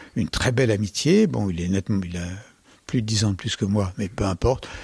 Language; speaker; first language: French; native; French